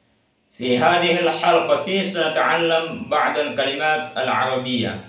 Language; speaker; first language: Arabic; non-native, fluent; Indonesian